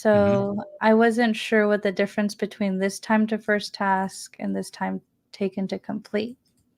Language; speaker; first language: English; native; English